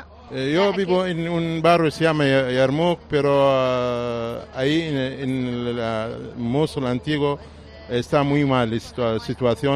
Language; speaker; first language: Spanish; non-native, fluent; Arabic